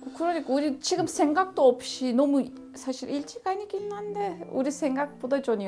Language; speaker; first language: Korean; non-native, learner; Turkish